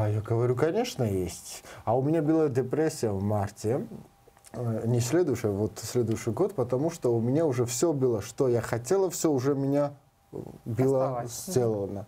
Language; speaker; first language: Russian; non-native, learner; Georgian